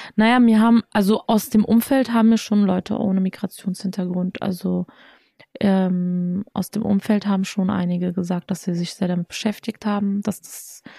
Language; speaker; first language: German; native; German